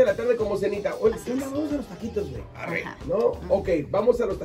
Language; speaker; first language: Spanish; native; Spanish